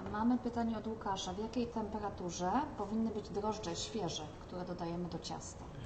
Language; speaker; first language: Polish; native; Polish